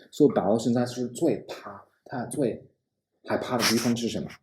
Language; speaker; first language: Chinese; non-native, fluent; English